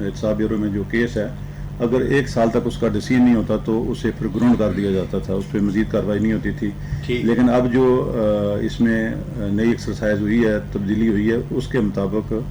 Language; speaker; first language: Urdu; non-native, local second language; Punjabi